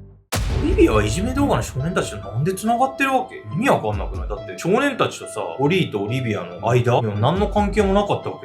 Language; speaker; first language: Japanese; native; Japanese